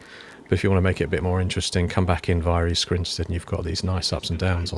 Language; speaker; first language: English; native; English